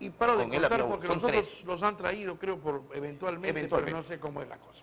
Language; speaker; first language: Spanish; native; Spanish